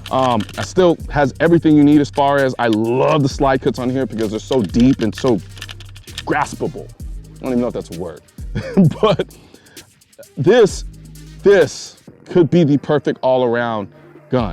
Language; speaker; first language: English; native; English